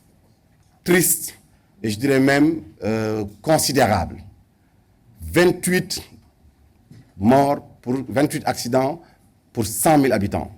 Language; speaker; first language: French; non-native, local second language; Wolof